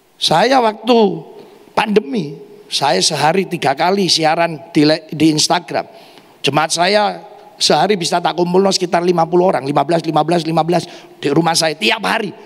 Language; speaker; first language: Indonesian; native; Indonesian